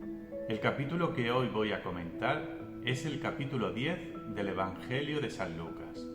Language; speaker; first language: Spanish; native; Spanish